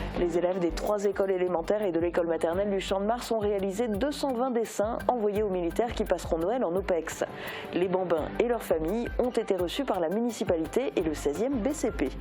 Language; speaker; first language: French; native; French